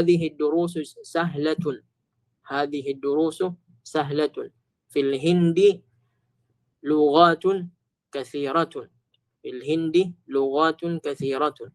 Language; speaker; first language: Arabic; non-native, fluent; Filipino